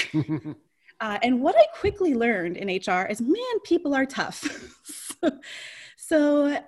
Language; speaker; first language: English; native; English